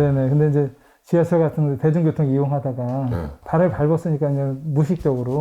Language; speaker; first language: Korean; native; Korean